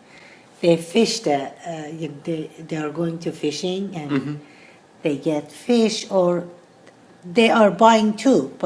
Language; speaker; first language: English; non-native, learner; Persian